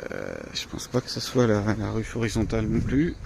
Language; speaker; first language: French; native; French